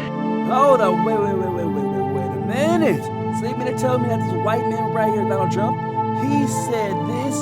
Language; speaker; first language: English; native; English